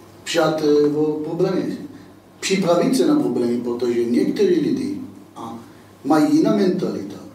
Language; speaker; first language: Czech; non-native, fluent; Hebrew